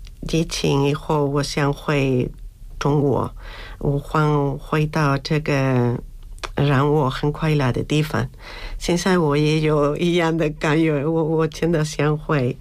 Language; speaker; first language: Chinese; non-native, learner; Spanish